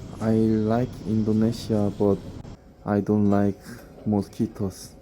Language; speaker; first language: English; non-native, learner; Korean